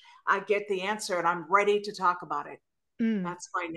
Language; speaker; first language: English; native; English